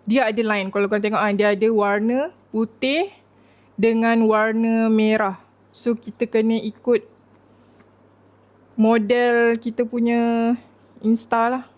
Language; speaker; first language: Malay; native; Malay